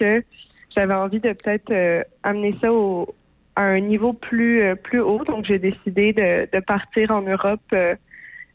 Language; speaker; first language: French; native; French